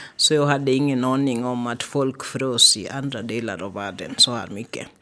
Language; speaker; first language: Swedish; non-native, fluent; Swahili